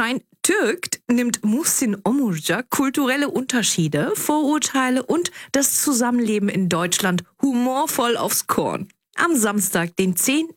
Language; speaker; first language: German; early bilingual, other home language; Turkish